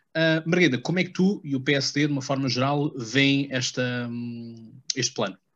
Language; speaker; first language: Portuguese; native; Portuguese